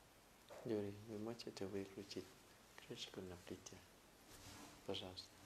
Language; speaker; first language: Russian; non-native, learner; Thai